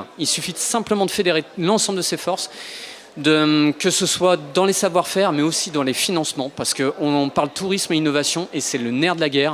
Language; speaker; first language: French; native; French